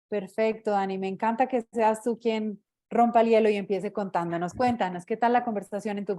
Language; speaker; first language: Spanish; native; Spanish